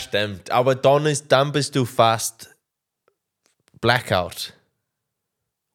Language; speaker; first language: German; non-native, learner; English